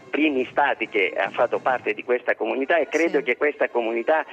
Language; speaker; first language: Italian; non-native, fluent; Greek